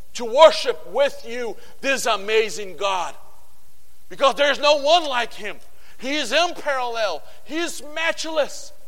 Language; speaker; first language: English; non-native, fluent; Portuguese